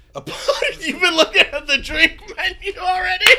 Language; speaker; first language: English; native; English